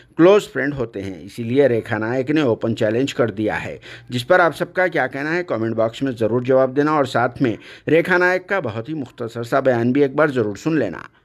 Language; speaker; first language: Hindi; native; Hindi